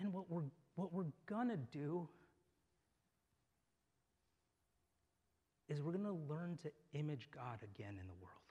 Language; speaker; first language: English; native; English